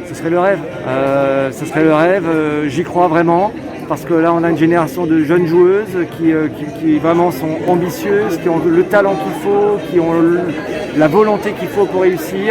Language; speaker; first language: French; native; French